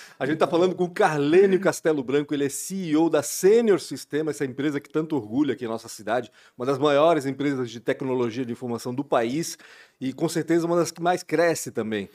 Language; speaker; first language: Portuguese; early bilingual, other home language; Spanish